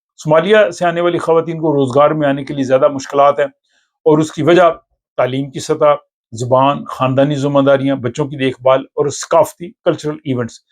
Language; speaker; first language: Urdu; native; Urdu